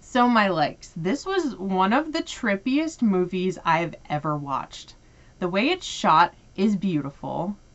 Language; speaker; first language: English; native; English